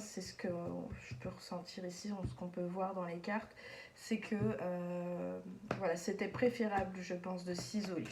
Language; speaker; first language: French; native; French